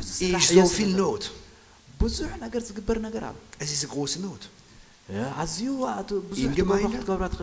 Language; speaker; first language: German; non-native, fluent; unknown